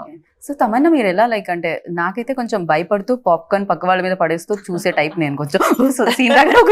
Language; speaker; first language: Telugu; native; Telugu